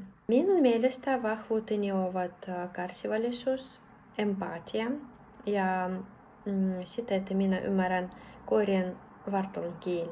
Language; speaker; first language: Finnish; non-native, fluent; Russian